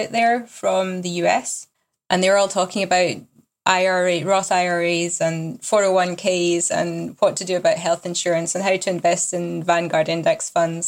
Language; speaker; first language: English; native; English